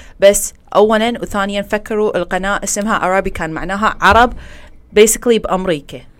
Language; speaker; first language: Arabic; early bilingual, heritage; Arabic